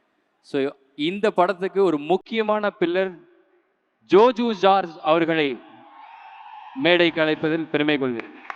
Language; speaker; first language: Tamil; native; Tamil